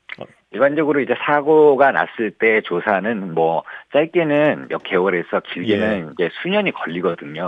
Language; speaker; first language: Korean; native; Korean